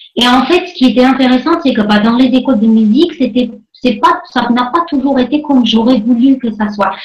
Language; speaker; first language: French; non-native, fluent; Armenian